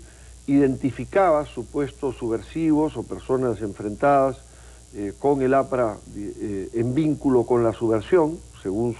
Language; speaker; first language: Spanish; native; Spanish